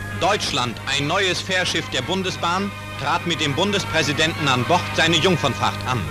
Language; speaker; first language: German; native; German